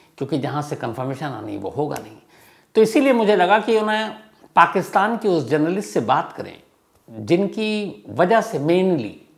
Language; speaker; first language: Hindi; native; Hindi